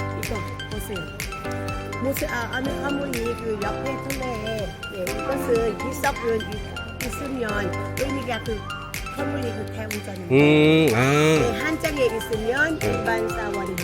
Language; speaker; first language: Korean; non-native, learner; Thai